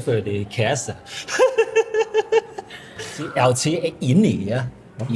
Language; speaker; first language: Danish; non-native, learner; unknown